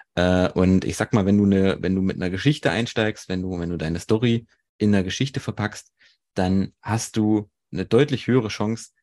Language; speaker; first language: German; native; German